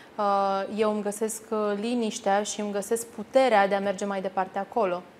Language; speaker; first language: Romanian; native; Romanian